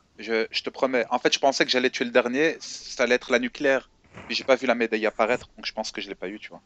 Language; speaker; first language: French; native; French